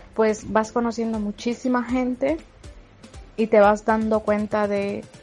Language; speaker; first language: Spanish; native; Spanish